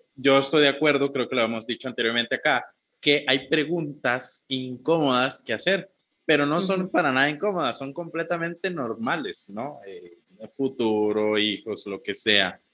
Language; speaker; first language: Spanish; native; Spanish